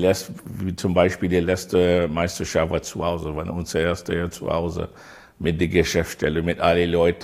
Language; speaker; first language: German; non-native, learner; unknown